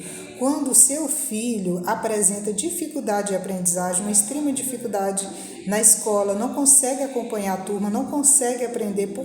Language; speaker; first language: Portuguese; native; Portuguese